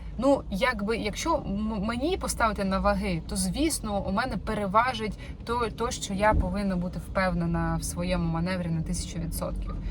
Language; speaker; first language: Ukrainian; non-native, local second language; Russian